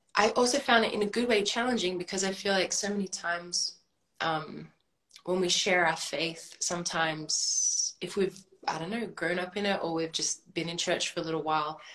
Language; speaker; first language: English; native; English